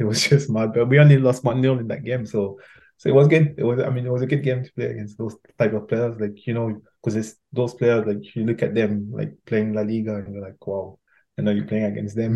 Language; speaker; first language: English; non-native, fluent; French